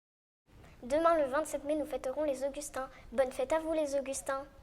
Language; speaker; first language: French; native; French